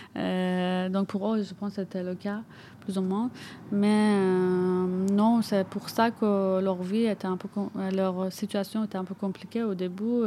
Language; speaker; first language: French; non-native, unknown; Persian